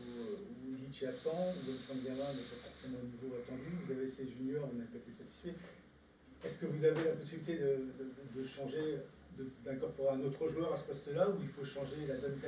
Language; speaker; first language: French; native; French